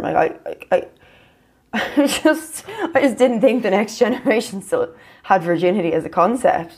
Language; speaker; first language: English; native; English